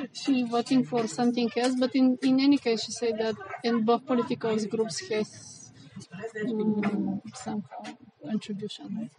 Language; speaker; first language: English; non-native, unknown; Bulgarian